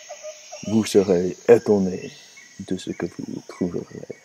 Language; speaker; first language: French; non-native, learner; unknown